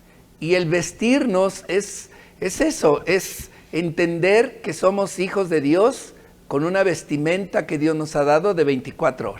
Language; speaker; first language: Spanish; native; Spanish